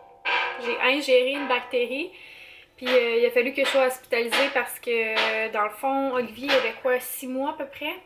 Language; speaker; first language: French; native; French